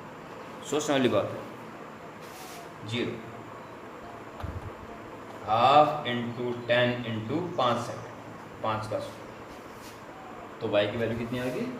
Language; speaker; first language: Hindi; native; Hindi